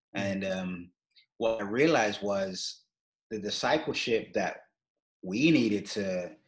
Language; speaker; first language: English; native; English